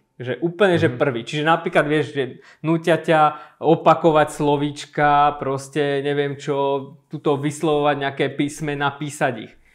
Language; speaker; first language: Slovak; early bilingual, other home language; Armenian